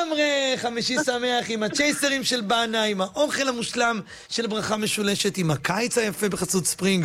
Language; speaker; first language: Hebrew; native; Hebrew